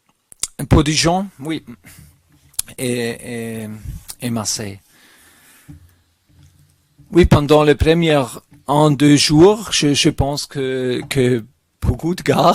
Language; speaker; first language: French; non-native, learner; German